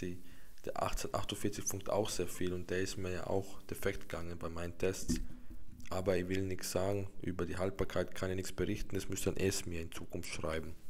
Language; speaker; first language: German; native; German